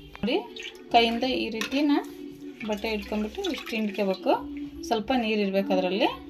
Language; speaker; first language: Kannada; native; Kannada